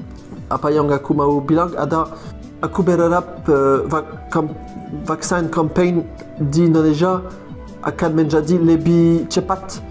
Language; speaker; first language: Indonesian; non-native, learner; French